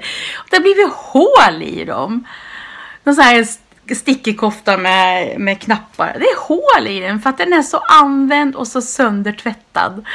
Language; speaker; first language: Swedish; native; Swedish